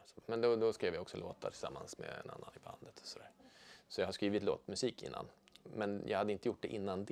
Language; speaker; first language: Swedish; native; Swedish